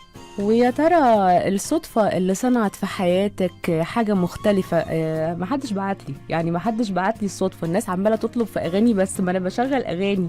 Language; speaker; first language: Arabic; native; Arabic